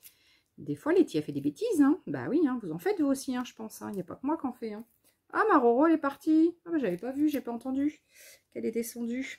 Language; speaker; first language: French; native; French